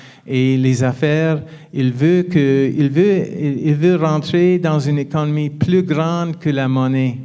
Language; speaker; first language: French; non-native, fluent; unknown